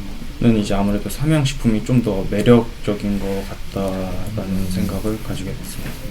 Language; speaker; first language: Korean; native; Korean